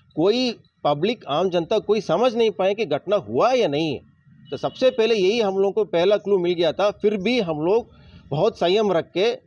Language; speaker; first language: Hindi; native; Hindi